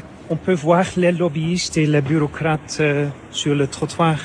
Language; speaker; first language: French; non-native, fluent; Dutch